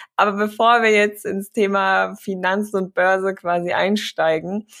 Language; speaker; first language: German; native; German